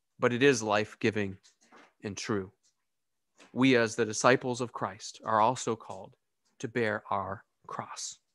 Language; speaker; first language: English; native; English